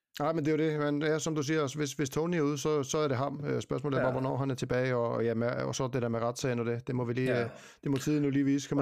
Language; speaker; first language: Danish; native; Danish